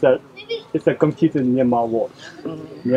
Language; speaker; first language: English; non-native, fluent; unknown